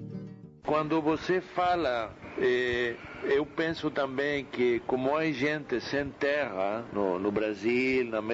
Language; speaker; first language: Portuguese; non-native, fluent; Spanish